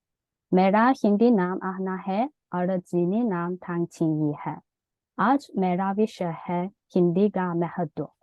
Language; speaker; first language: Hindi; non-native, learner; Chinese